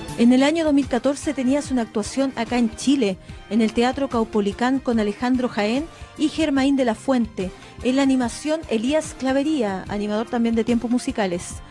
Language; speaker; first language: Spanish; native; Spanish